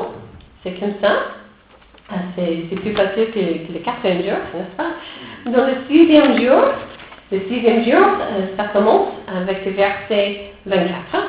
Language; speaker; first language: French; non-native, fluent; English